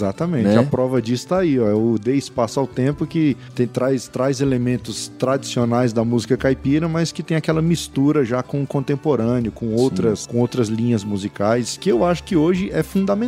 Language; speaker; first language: Portuguese; native; Portuguese